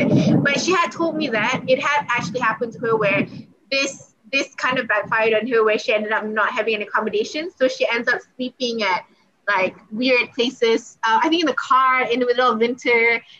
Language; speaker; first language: English; non-native, local second language; Malay